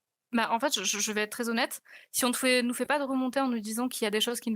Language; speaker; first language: French; native; French